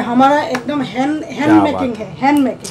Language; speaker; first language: Hindi; non-native, local second language; Assamese